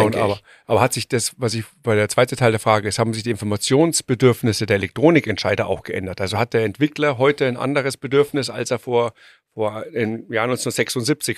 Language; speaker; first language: German; native; German